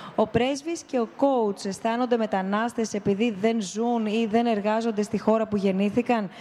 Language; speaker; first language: Greek; native; Greek